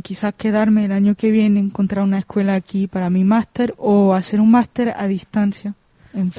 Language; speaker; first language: Spanish; non-native, fluent; French